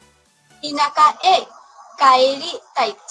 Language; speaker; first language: Japanese; non-native, learner; Bangla